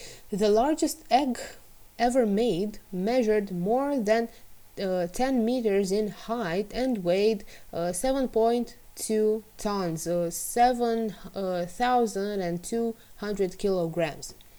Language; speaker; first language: English; non-native, fluent; Romanian